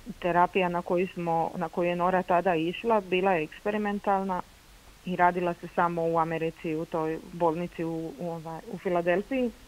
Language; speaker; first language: Croatian; native; Croatian